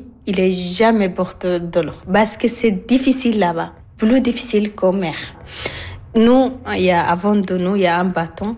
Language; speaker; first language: French; non-native, learner; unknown